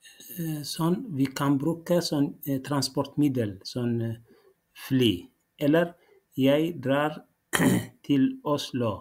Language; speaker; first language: Norwegian; non-native, learner; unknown